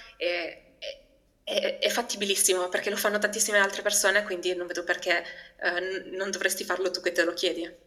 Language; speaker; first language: Italian; early bilingual, other home language; Albanian